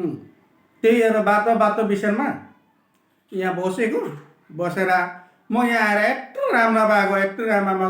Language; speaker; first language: Nepali; non-native, local second language; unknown